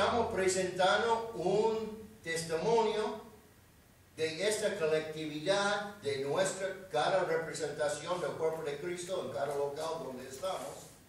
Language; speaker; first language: Spanish; non-native, fluent; English